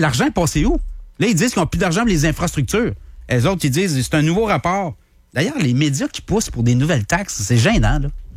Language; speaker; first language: French; native; French